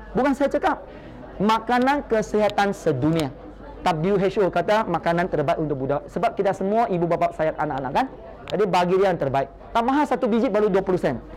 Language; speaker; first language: Malay; non-native, local second language; Chinese